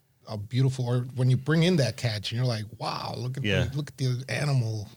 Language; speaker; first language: English; native; English